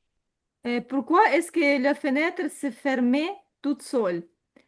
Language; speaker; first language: French; non-native, learner; Ukrainian